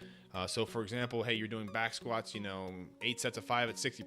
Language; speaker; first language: English; native; English